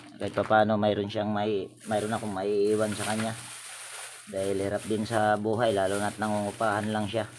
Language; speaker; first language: Filipino; native; Filipino